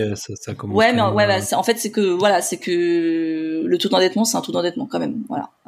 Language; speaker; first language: French; native; French